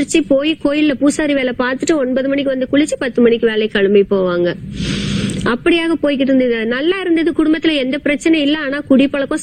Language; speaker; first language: Tamil; native; Tamil